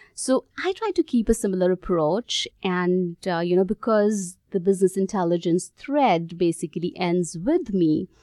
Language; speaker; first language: English; non-native, local second language; Hindi